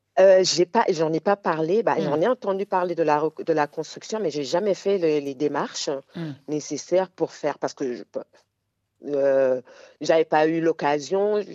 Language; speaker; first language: French; non-native, local second language; Wolof